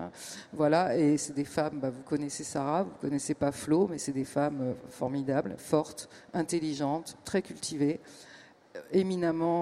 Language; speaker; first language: French; native; French